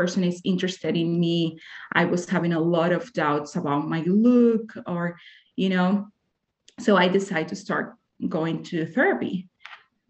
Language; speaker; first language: English; non-native, fluent; Spanish